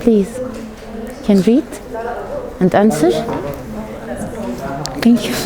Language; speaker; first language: English; non-native, fluent; Arabic